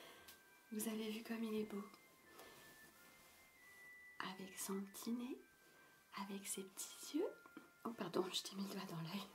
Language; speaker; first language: French; native; French